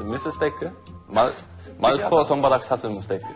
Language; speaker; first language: Korean; non-native, fluent; Norwegian